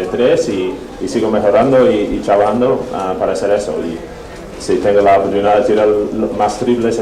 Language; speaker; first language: Spanish; non-native, fluent; English